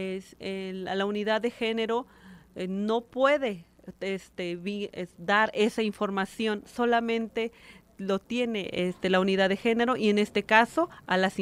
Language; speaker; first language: Spanish; native; Spanish